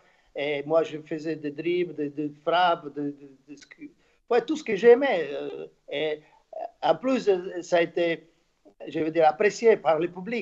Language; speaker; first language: French; non-native, fluent; Slovak